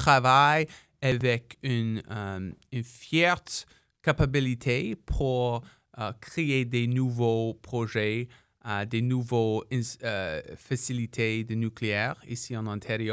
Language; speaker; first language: French; non-native, local second language; English